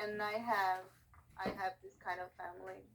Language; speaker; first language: English; non-native, learner; Portuguese